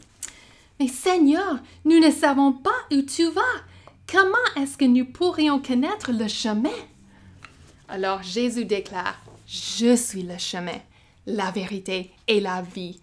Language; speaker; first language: French; native; French